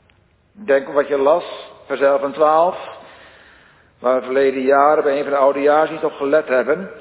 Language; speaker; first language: Dutch; native; Dutch